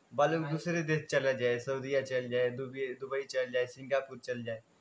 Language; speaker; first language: Hindi; native; Hindi